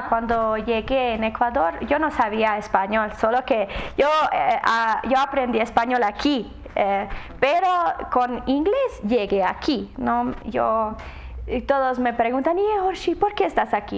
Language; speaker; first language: Spanish; non-native, learner; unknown